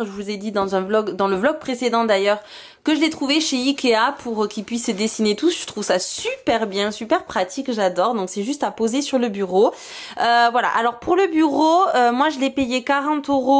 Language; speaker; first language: French; native; French